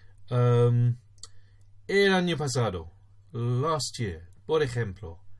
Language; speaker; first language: Spanish; non-native, fluent; English